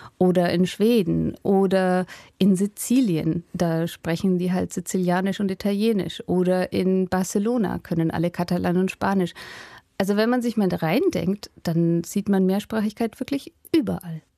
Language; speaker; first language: German; native; German